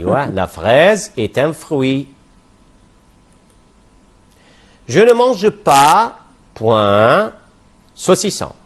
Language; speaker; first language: French; non-native, fluent; Arabic